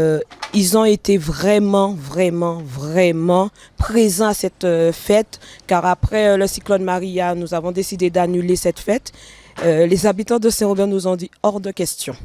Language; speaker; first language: French; native; French